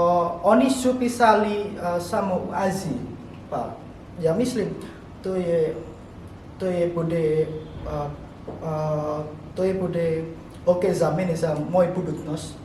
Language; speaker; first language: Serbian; non-native, learner; Indonesian